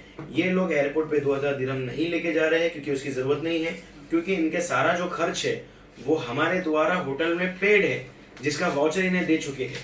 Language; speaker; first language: Hindi; native; Hindi